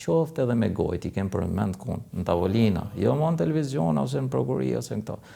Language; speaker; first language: Albanian; native; Albanian